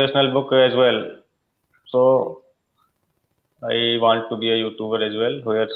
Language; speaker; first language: English; non-native, learner; Hindi